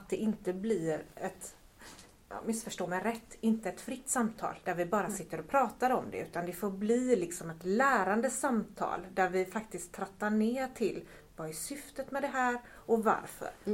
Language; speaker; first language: Swedish; native; Swedish